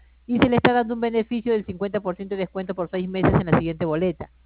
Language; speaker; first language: Spanish; native; Spanish